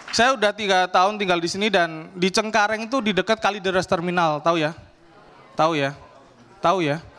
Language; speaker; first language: Indonesian; native; Indonesian